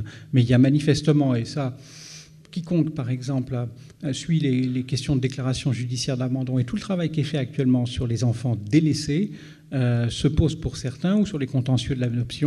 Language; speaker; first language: French; native; French